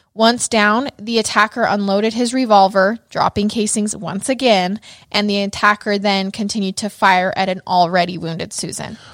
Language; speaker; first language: English; native; English